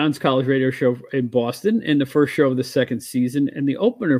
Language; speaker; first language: English; native; English